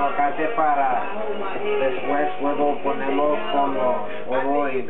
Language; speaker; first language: Spanish; non-native, learner; English